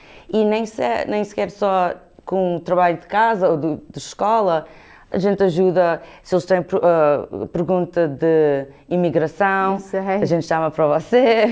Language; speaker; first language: Portuguese; early bilingual, heritage; Portuguese